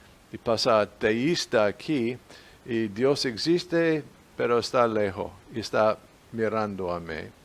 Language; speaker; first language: Spanish; non-native, fluent; English